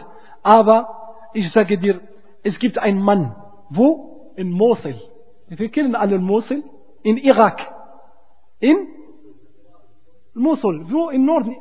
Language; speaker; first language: German; non-native, fluent; Arabic